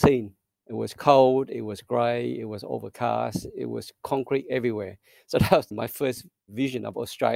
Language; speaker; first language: English; early bilingual, other home language; Vietnamese